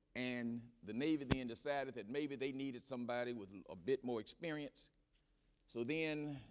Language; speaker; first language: English; native; English